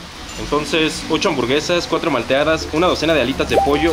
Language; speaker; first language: Spanish; native; Spanish